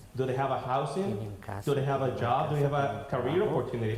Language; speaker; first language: English; non-native, fluent; Spanish